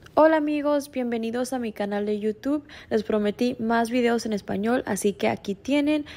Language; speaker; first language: Spanish; early bilingual, heritage; Spanish